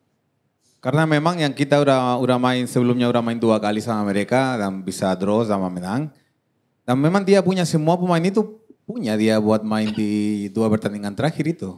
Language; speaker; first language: Indonesian; non-native, fluent; Spanish